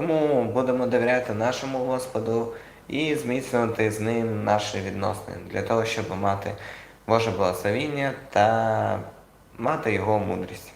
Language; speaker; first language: Ukrainian; non-native, local second language; Russian